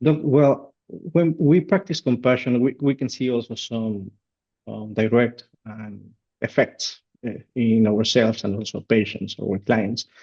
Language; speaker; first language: English; non-native, fluent; Spanish